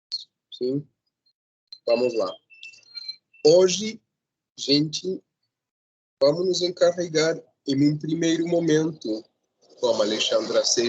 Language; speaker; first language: Portuguese; non-native, fluent; Spanish